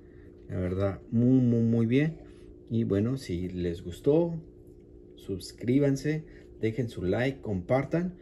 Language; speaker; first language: Spanish; native; Spanish